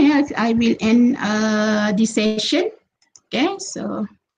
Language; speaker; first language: English; non-native, local second language; Malay